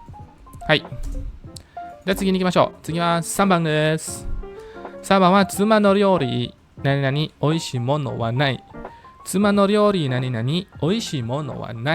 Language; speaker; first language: Japanese; non-native, fluent; Indonesian